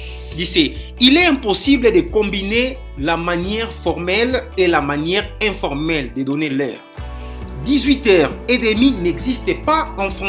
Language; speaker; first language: French; non-native, fluent; Spanish